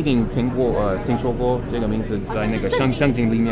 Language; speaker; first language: Chinese; non-native, fluent; English